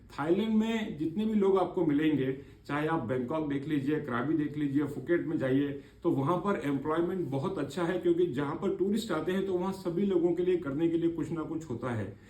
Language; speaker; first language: Hindi; native; Hindi